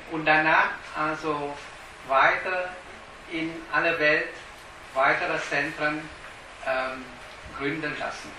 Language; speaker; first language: German; non-native, fluent; Vietnamese